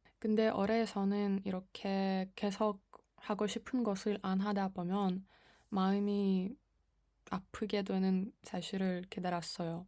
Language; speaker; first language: Korean; non-native, fluent; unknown